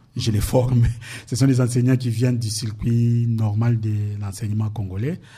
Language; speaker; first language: French; non-native, local second language; Lingala